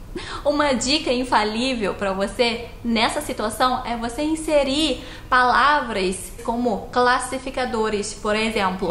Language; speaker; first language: Portuguese; non-native, fluent; Chinese